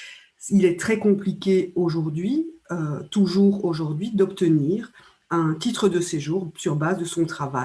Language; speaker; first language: French; native; French